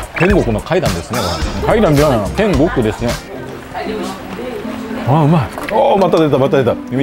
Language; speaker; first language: Japanese; non-native, fluent; Korean